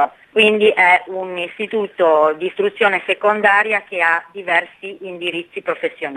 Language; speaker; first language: Italian; native; Italian